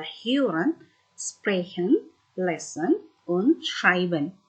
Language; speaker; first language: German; non-native, fluent; Indonesian